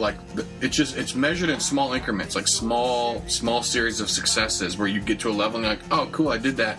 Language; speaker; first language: English; native; English